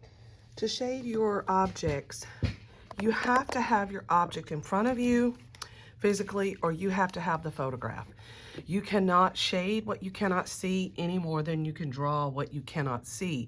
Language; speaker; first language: English; native; English